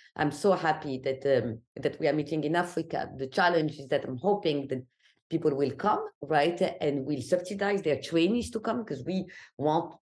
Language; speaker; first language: English; non-native, fluent; Arabic